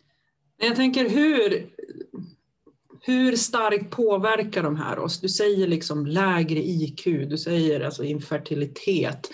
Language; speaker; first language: Swedish; native; Swedish